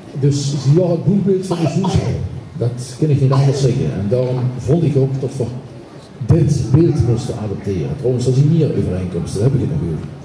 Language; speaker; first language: Dutch; native; Dutch